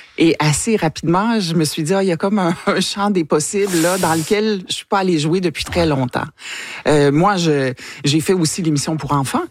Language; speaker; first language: French; native; French